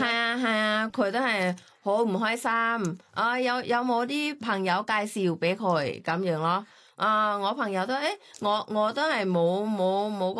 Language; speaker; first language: Cantonese; non-native, learner; Thai